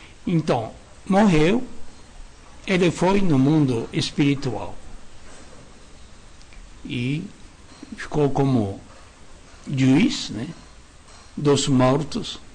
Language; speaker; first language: Portuguese; non-native, learner; Japanese